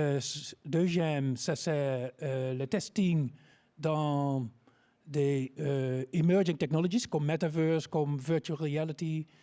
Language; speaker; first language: French; non-native, learner; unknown